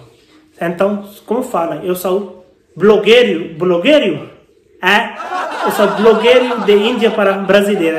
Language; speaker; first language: Portuguese; non-native, learner; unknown